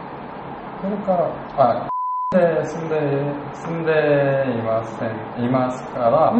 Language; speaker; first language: Japanese; non-native, learner; Korean